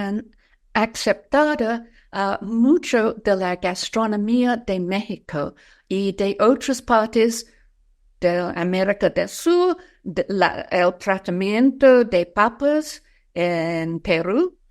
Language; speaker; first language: Spanish; non-native, fluent; English